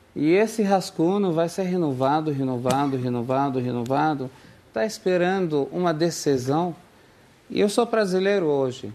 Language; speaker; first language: Portuguese; non-native, fluent; Arabic